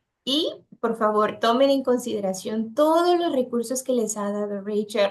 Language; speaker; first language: Spanish; native; Spanish